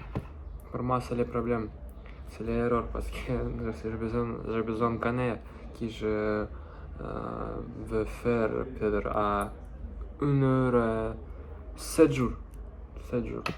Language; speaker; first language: French; non-native, learner; Russian